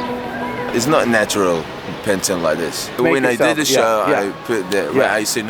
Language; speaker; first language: English; non-native, learner; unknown